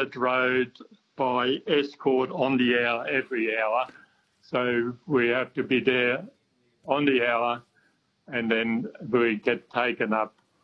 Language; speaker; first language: English; non-native, fluent; German